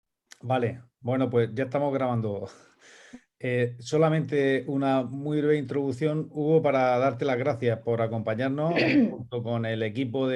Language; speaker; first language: Spanish; native; Spanish